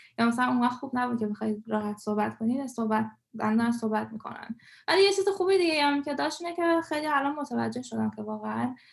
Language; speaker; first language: Persian; early bilingual, heritage; Persian